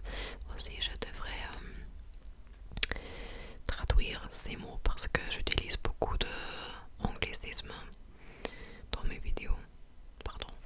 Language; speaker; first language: French; non-native, fluent; English